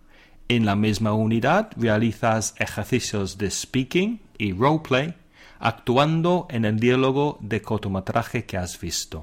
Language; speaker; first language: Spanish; non-native, fluent; English